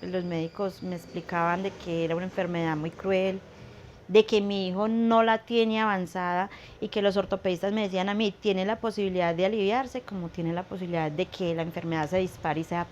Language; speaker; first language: Spanish; native; Spanish